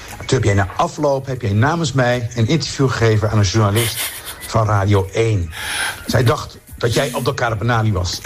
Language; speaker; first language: Dutch; early bilingual, other home language; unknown